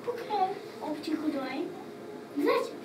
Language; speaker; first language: Romanian; early bilingual, heritage; English